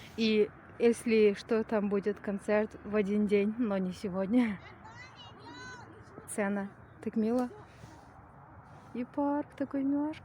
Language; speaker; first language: Russian; non-native, local second language; Kyrgyz